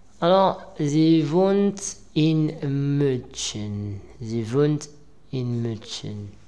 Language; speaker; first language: German; non-native, learner; Arabic